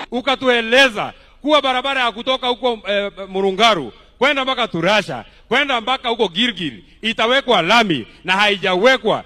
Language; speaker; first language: Swahili; non-native, local second language; Kikuyu